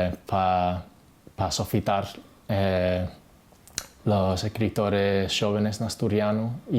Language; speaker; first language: Spanish; non-native, fluent; English